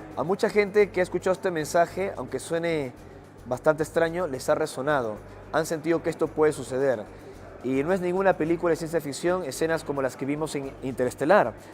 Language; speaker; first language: Spanish; native; Spanish